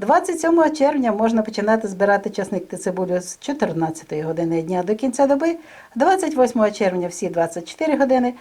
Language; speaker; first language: Ukrainian; native; Ukrainian